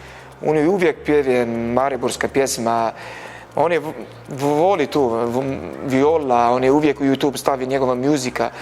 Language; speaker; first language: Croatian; non-native, learner; Arabic